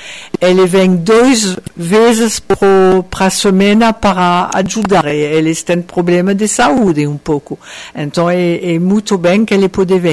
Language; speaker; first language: Portuguese; non-native, fluent; French